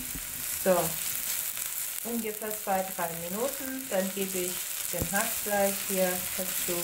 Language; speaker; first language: German; non-native, fluent; Persian